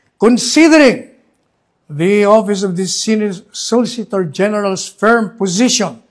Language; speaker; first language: English; non-native, local second language; Filipino